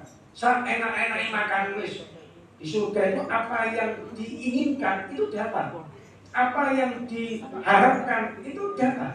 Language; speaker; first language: Indonesian; native; Indonesian